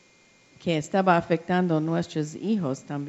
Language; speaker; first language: Spanish; non-native, learner; English